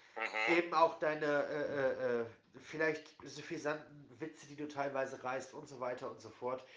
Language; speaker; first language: German; native; German